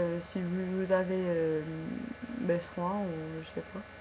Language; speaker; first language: French; non-native, learner; English